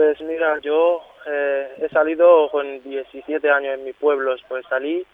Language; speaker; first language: Spanish; non-native, learner; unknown